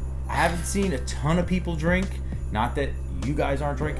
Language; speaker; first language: English; native; English